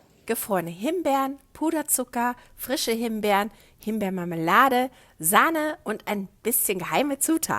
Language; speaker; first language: German; native; German